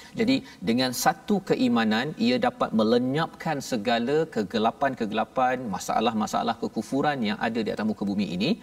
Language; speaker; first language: Malay; native; Malay